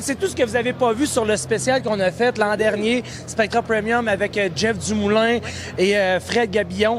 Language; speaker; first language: French; native; French